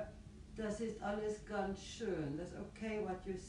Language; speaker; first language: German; non-native, fluent; Afrikaans